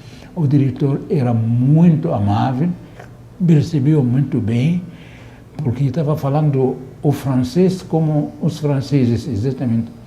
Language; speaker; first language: Portuguese; non-native, fluent; Arabic